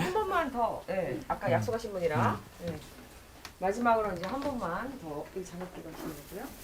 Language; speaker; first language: Korean; native; Korean